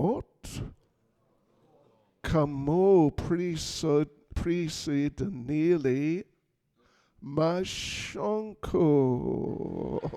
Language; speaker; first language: Russian; non-native, learner; English